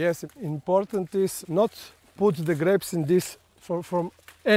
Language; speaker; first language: English; non-native, learner; Slovenian